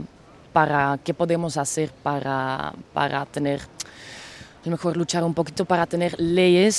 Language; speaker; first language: Spanish; non-native, fluent; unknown